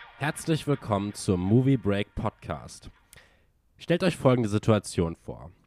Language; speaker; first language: German; native; German